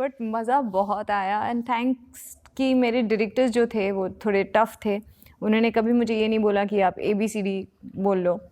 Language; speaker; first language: Hindi; native; Hindi